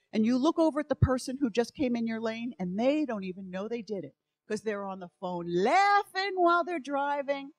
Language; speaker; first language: English; native; English